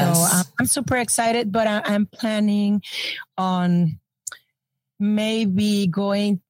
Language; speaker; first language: English; non-native, fluent; Spanish